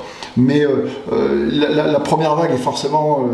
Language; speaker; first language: French; native; French